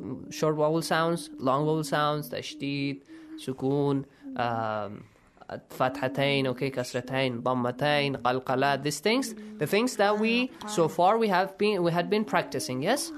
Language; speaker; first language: English; non-native, fluent; Persian